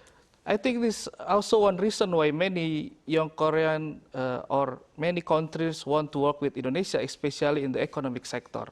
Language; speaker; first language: English; non-native, learner; Indonesian